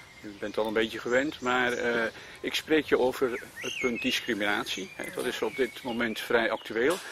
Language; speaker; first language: Dutch; native; Dutch